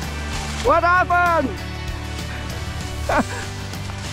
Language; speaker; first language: English; native; English